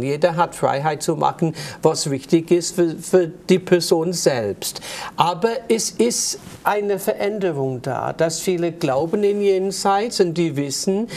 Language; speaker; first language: German; non-native, fluent; English